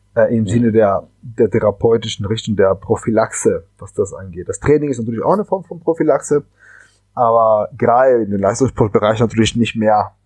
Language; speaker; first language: German; non-native, fluent; Spanish